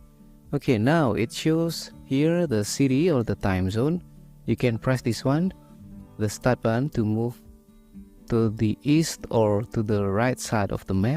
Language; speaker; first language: English; non-native, fluent; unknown